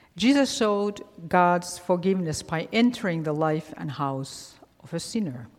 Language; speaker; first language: English; non-native, fluent; Finnish